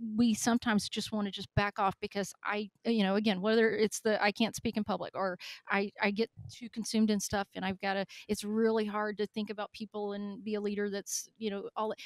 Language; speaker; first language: English; native; English